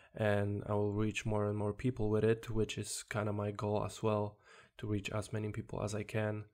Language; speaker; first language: English; non-native, fluent; Polish